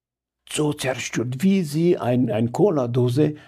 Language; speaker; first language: German; non-native, fluent; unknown